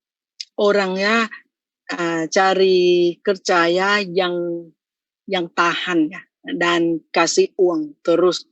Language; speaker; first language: Indonesian; non-native, fluent; Thai